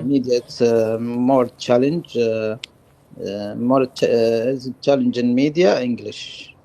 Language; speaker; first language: English; non-native, learner; Arabic